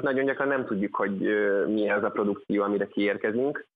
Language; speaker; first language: Hungarian; native; Hungarian